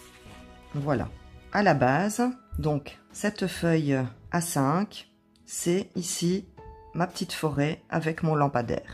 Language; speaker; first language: French; native; French